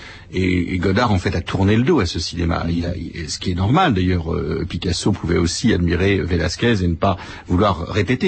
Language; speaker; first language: French; native; French